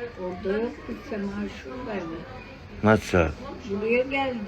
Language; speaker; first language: Turkish; native; Turkish